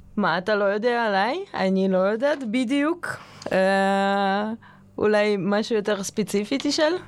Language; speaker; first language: Hebrew; non-native, fluent; Russian